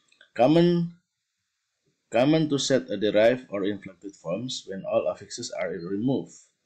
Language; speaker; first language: English; non-native, fluent; Indonesian